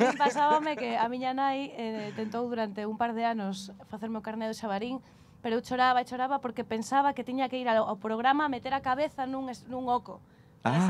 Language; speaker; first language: Spanish; native; Spanish